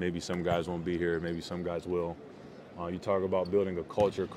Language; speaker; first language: English; native; English